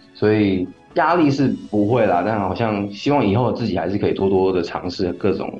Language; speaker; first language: Chinese; native; Chinese